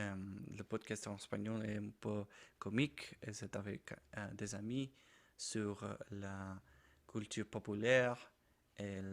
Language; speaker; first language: French; non-native, learner; Spanish